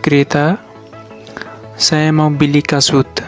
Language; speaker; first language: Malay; non-native, learner; Nepali